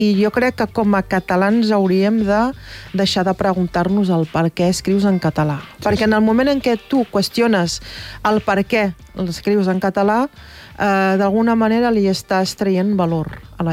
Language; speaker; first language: Catalan; early bilingual, other home language; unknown